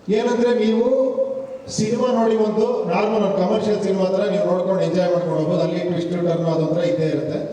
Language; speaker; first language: Kannada; native; Kannada